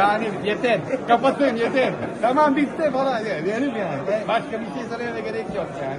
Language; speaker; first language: Turkish; non-native, fluent; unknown